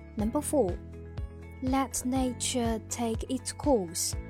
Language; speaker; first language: English; non-native, fluent; Chinese